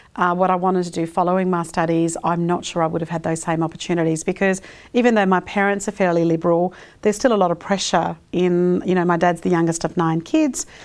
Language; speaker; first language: English; early bilingual, other home language; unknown